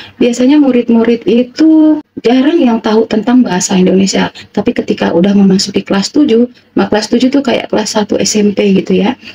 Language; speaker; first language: Indonesian; native; Indonesian